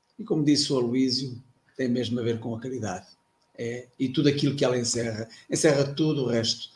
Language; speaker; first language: Portuguese; native; Portuguese